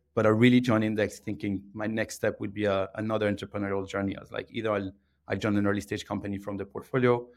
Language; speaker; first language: English; non-native, fluent; French